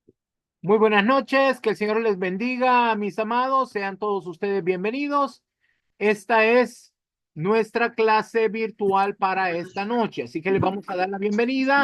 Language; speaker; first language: Spanish; native; Spanish